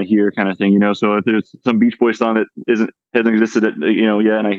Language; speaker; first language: English; native; English